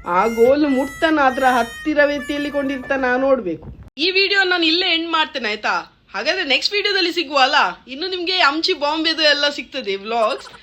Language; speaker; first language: Kannada; non-native, local second language; Tulu